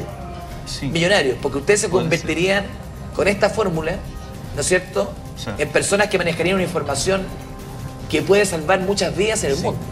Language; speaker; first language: Spanish; native; Spanish